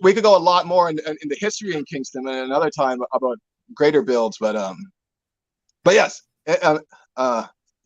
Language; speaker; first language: English; native; English